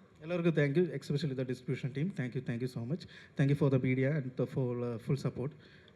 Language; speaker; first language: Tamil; non-native, fluent; Malayalam